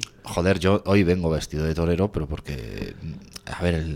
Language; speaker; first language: Spanish; native; Spanish